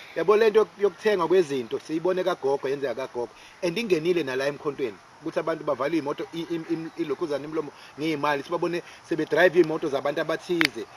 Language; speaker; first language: Zulu; native; Zulu